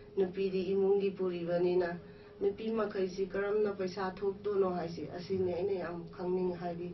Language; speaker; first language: Manipuri; native; Manipuri